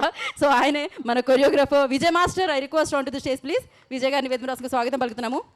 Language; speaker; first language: Telugu; native; Telugu